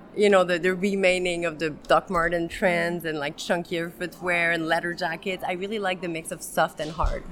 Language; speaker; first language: English; native; English